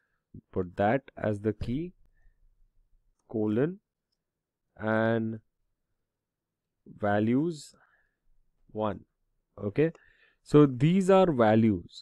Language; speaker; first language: English; non-native, local second language; Hindi